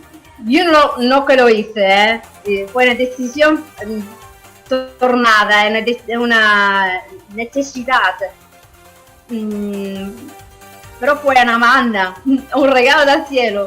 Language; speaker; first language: Spanish; non-native, learner; English